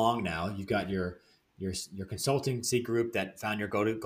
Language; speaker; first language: English; native; English